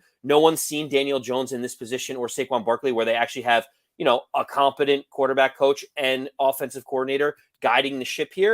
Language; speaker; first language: English; native; English